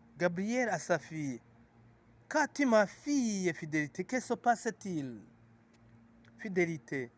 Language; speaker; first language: French; non-native, local second language; Rundi